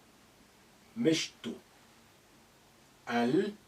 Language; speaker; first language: Arabic; non-native, fluent; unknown